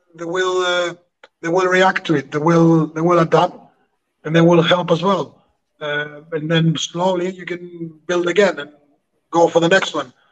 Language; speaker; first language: English; non-native, fluent; Greek